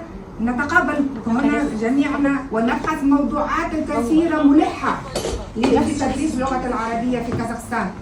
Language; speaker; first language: Arabic; non-native, fluent; Kazakh